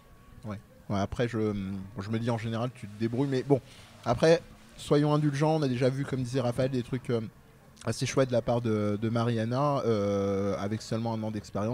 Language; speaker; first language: French; native; French